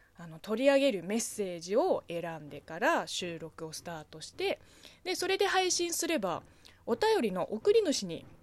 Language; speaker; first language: Japanese; non-native, fluent; Chinese